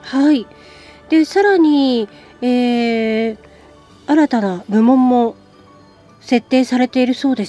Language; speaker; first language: Japanese; native; Japanese